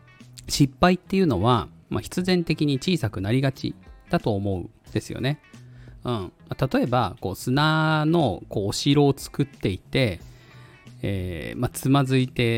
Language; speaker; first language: Japanese; native; Japanese